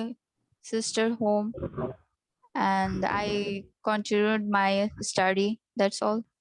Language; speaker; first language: English; non-native, learner; Bangla